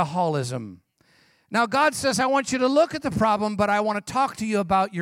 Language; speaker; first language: English; native; English